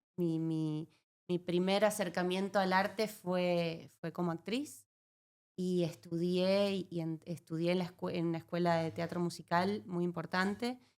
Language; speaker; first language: Spanish; native; Spanish